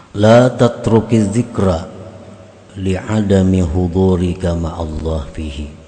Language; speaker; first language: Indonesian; non-native, local second language; Banjar